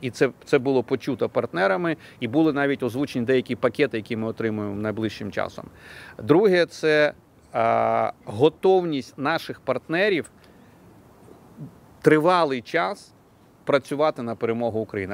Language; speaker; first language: Ukrainian; native; Ukrainian